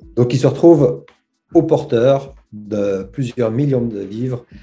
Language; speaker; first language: French; native; French